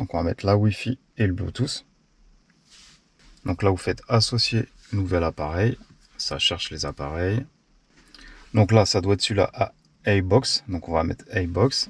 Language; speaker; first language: French; native; French